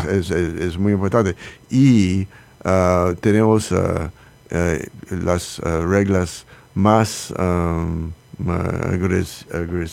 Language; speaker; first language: Spanish; non-native, learner; English